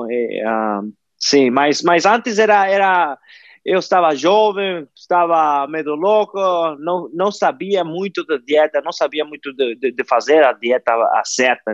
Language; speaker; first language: Portuguese; non-native, fluent; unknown